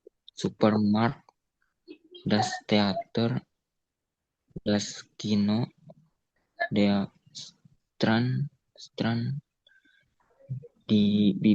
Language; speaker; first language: German; non-native, learner; Indonesian